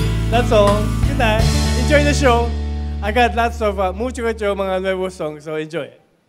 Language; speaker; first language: English; non-native, local second language; Chavacano